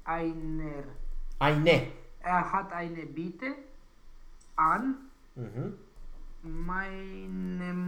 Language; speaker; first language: German; non-native, learner; Romanian